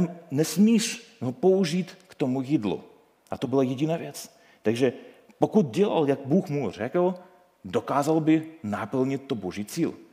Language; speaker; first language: Czech; non-native, fluent; Ukrainian